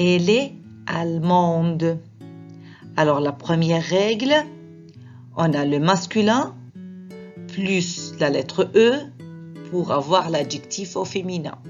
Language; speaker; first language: French; non-native, fluent; Arabic